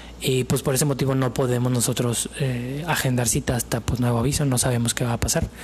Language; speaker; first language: Spanish; native; Spanish